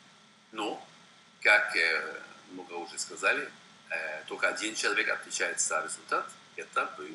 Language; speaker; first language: Russian; non-native, fluent; Swedish